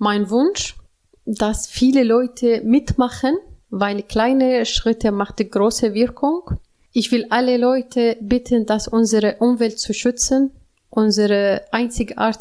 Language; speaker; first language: German; non-native, learner; Arabic